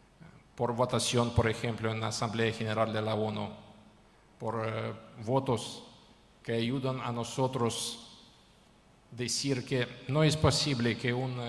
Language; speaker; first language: Spanish; non-native, learner; Ukrainian